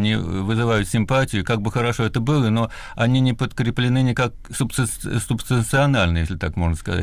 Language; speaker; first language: Russian; native; Russian